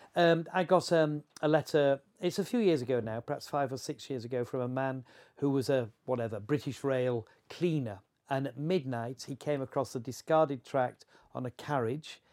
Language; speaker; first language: English; native; English